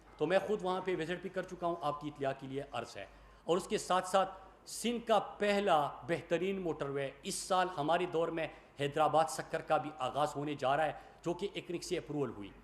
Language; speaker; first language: Urdu; non-native, local second language; Pashto